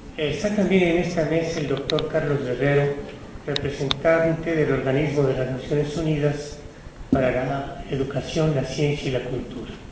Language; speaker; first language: Spanish; native; Spanish